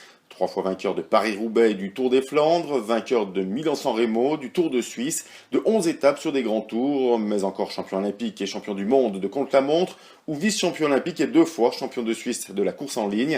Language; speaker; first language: French; native; French